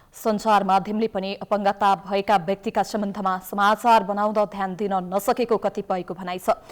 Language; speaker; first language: Nepali; native; Nepali